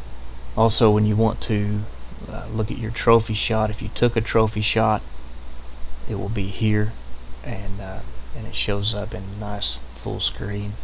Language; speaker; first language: English; native; English